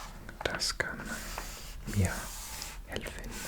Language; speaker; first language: German; non-native, learner; English